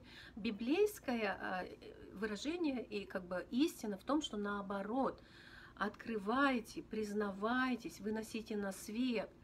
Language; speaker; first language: Russian; native; Russian